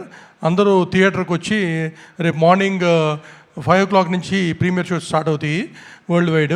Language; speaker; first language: Telugu; native; Telugu